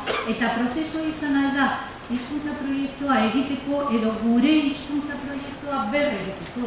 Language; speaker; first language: Basque; native; Basque